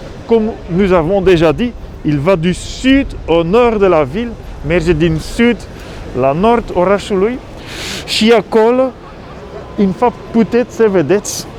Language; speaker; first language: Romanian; non-native, learner; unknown